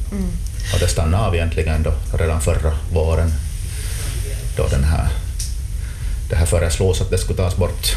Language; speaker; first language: Swedish; native; Swedish